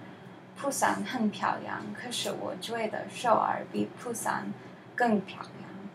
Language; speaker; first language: Chinese; non-native, learner; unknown